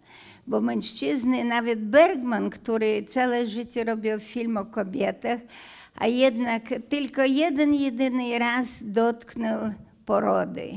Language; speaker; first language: Polish; non-native, fluent; Hungarian